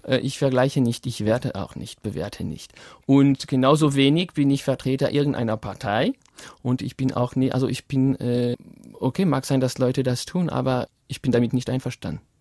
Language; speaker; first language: German; non-native, fluent; French